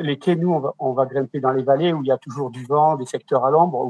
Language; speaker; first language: French; native; French